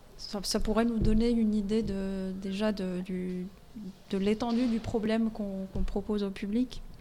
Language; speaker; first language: French; non-native, local second language; Arabic